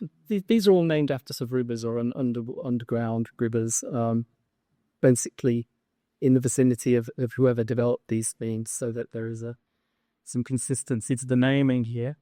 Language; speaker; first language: English; native; English